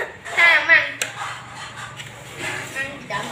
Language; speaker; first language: Vietnamese; native; Vietnamese